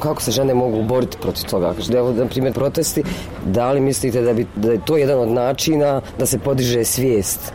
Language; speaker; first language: Serbian; native; Serbian